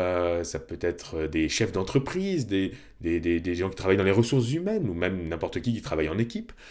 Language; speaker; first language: French; native; French